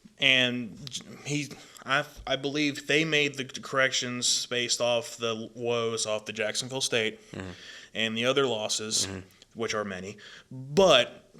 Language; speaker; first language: English; native; English